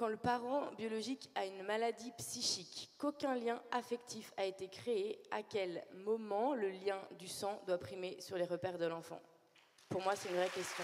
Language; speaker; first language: French; native; French